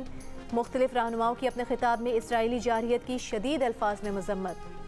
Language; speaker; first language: Urdu; native; Urdu